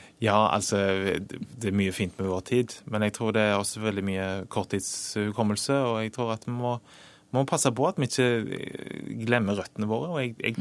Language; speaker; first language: Norwegian; native; Norwegian